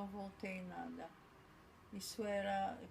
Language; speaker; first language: Portuguese; non-native, fluent; Polish